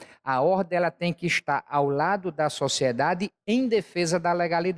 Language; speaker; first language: Portuguese; native; Portuguese